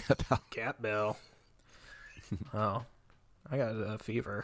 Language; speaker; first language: English; native; English